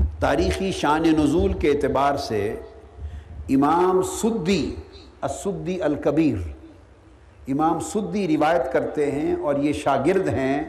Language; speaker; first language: Urdu; non-native, local second language; Punjabi